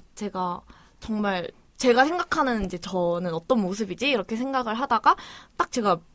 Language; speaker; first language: Korean; early bilingual, other home language; Chinese